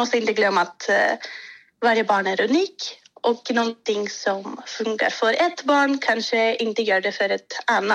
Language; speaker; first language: Swedish; non-native, fluent; Greek